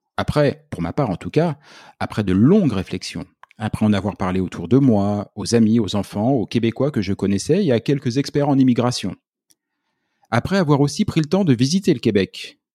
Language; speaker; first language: French; native; French